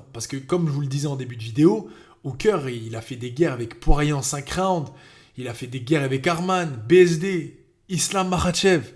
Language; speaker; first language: French; native; French